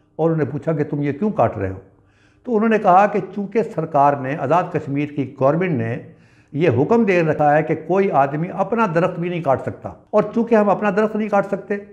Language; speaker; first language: Urdu; non-native, local second language; Punjabi